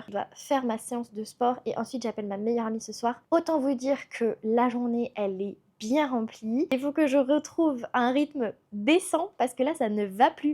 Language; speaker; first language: French; native; French